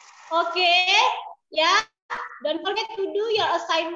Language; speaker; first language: English; non-native, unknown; Indonesian